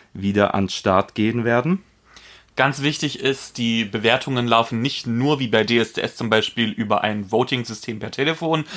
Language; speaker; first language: German; non-native, fluent; Polish